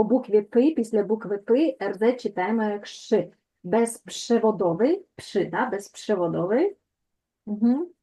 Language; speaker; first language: Polish; non-native, fluent; Ukrainian